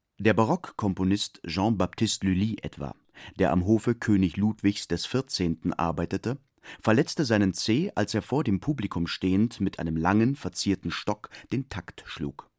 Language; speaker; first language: German; native; German